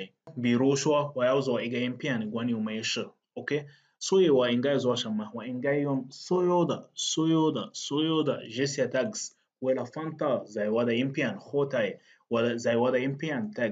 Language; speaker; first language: Chinese; non-native, fluent; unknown